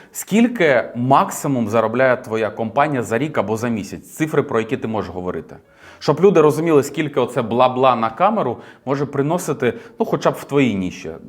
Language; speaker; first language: Ukrainian; native; Ukrainian